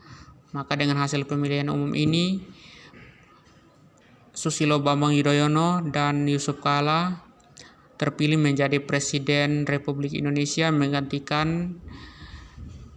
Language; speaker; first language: Indonesian; native; Indonesian